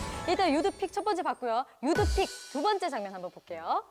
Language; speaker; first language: Korean; native; Korean